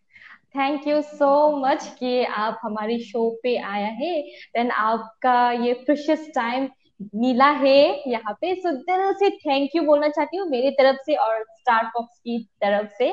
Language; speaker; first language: Hindi; non-native, local second language; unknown